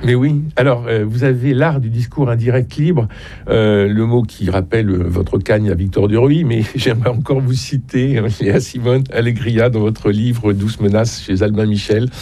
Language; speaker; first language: French; native; French